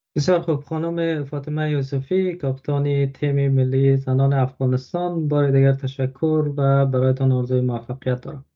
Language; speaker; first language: Persian; native; Persian